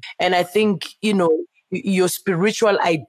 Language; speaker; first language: English; non-native, local second language; Zulu